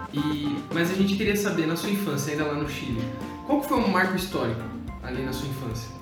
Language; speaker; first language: Portuguese; native; Portuguese